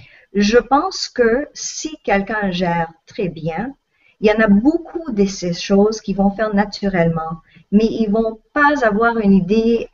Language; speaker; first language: French; non-native, local second language; English